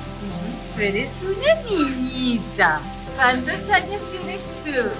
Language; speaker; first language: Spanish; native; Spanish